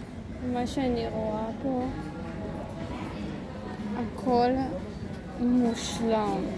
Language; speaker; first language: Hebrew; early bilingual, other home language; Russian